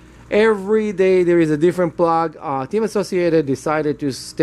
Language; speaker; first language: English; non-native, fluent; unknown